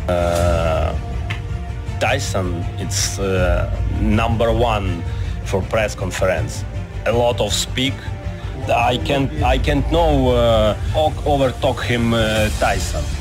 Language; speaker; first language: English; non-native, learner; Ukrainian